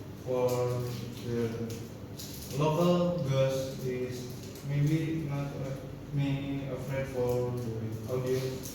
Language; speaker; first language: English; non-native, learner; Indonesian